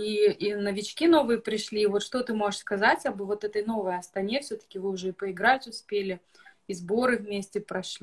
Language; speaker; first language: Russian; native; Russian